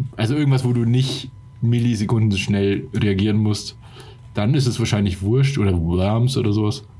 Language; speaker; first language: German; early bilingual, other home language; Polish